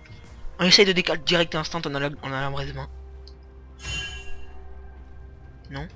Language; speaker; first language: French; native; French